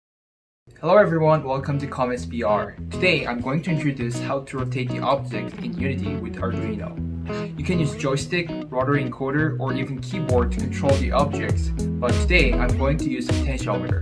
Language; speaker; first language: English; non-native, fluent; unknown